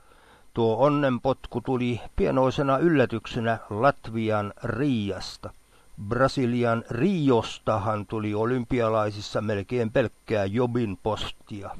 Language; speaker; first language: Finnish; native; Finnish